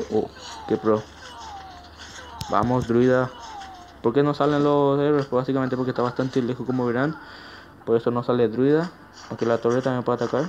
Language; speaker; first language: Spanish; native; Spanish